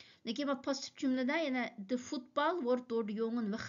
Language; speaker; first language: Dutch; non-native, fluent; Uyghur